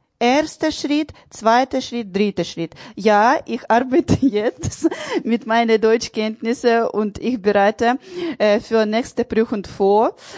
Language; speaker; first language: German; non-native, learner; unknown